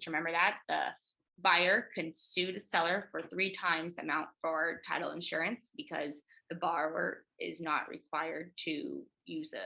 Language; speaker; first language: English; native; English